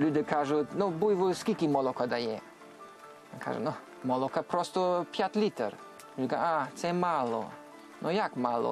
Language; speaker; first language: Ukrainian; non-native, learner; German